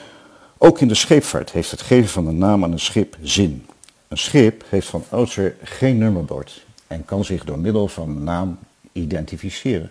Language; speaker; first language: Dutch; native; Dutch